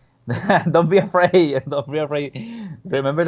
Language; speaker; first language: English; non-native, fluent; Spanish